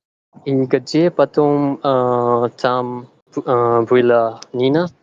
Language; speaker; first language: Russian; non-native, learner; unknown